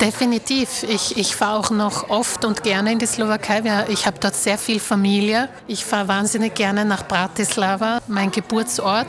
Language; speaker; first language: German; early bilingual, other home language; Slovak